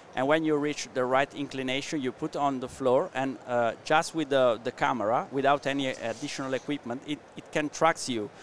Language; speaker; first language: English; non-native, learner; Italian